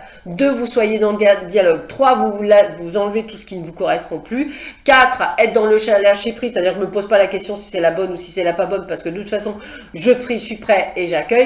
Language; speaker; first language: French; native; French